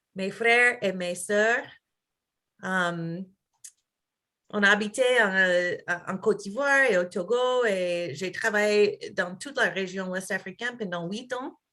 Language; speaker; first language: French; non-native, fluent; English